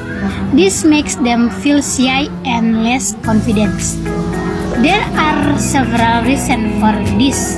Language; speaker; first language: English; non-native, learner; Indonesian